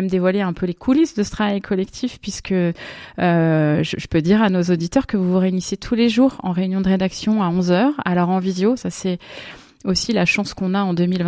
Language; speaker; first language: French; native; French